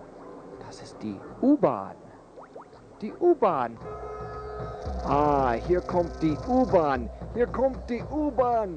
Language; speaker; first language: German; non-native, fluent; English